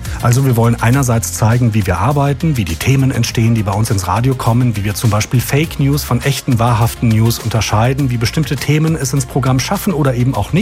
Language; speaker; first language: German; native; German